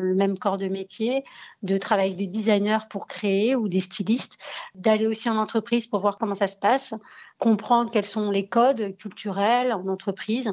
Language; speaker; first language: French; early bilingual, other home language; Arabic